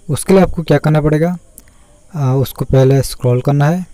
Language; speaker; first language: Hindi; native; Hindi